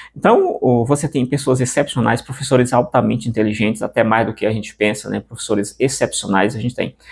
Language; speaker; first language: Portuguese; native; Portuguese